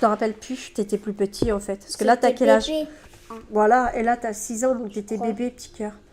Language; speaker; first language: French; native; French